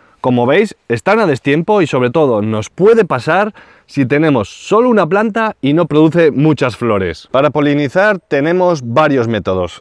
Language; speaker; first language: Spanish; native; Spanish